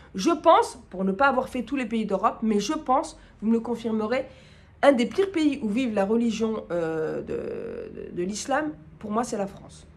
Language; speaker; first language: French; native; French